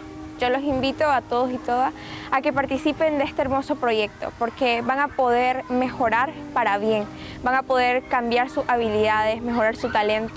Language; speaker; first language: Spanish; native; Spanish